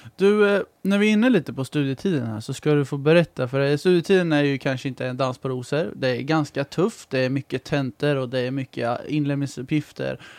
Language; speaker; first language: Swedish; native; Swedish